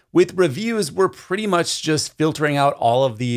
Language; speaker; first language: English; native; English